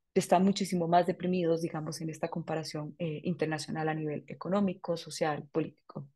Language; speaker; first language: Spanish; native; Spanish